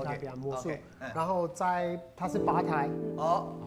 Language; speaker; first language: Chinese; non-native, fluent; English